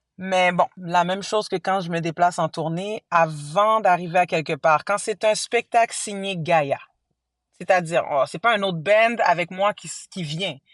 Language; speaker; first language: French; early bilingual, other home language; Haitian Creole